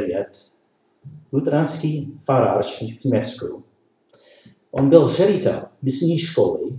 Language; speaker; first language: Czech; non-native, learner; English